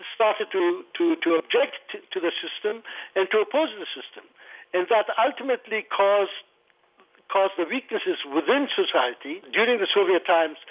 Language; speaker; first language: English; non-native, fluent; Persian